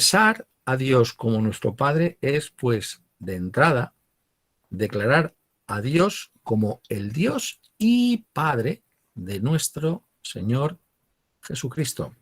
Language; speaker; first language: Spanish; native; Spanish